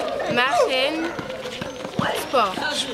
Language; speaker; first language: German; non-native, learner; French